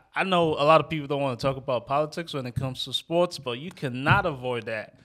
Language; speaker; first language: English; non-native, local second language; Yoruba